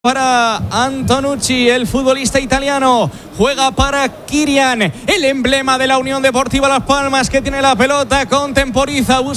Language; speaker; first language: Spanish; native; Spanish